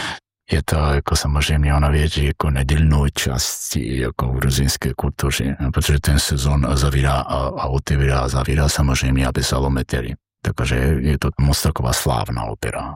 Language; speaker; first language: Czech; non-native, learner; Georgian